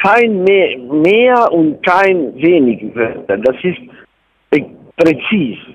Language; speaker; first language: German; non-native, learner; Italian